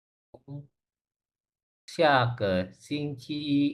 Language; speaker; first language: Chinese; non-native, learner; Indonesian